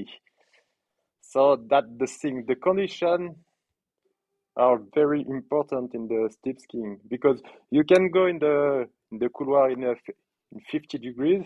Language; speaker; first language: English; non-native, learner; French